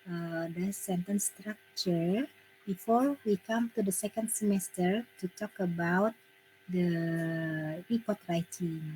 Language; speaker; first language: English; non-native, fluent; Indonesian